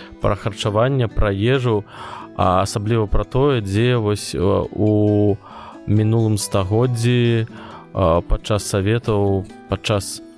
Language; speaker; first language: Belarusian; non-native, local second language; Russian